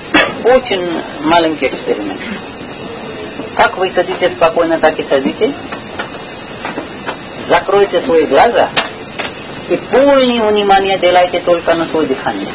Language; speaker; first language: Russian; non-native, learner; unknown